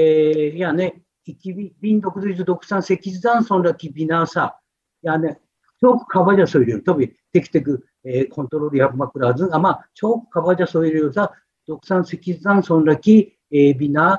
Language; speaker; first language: Turkish; non-native, fluent; Japanese